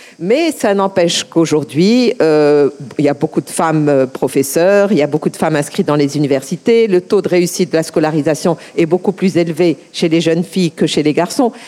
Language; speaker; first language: French; non-native, local second language; Arabic